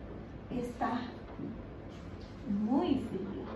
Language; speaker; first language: Spanish; non-native, fluent; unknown